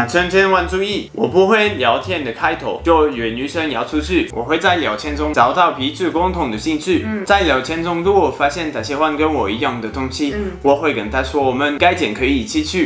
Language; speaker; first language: Chinese; non-native, fluent; French